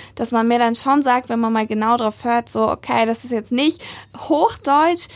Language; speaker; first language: German; native; German